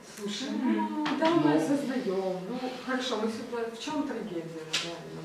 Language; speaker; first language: Russian; native; Russian